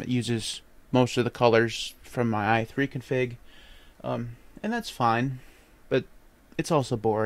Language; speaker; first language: English; native; English